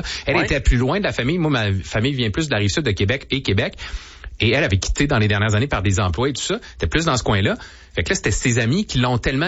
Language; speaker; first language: French; native; French